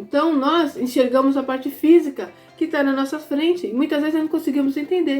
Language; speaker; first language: Portuguese; native; Portuguese